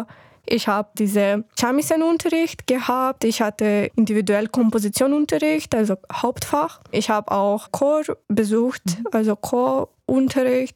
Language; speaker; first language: German; non-native, fluent; Ukrainian